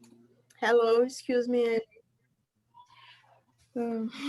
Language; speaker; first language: English; non-native, learner; Portuguese